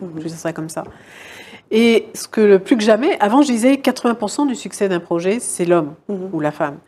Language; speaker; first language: French; native; French